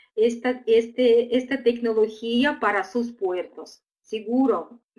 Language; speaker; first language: Spanish; non-native, fluent; Uzbek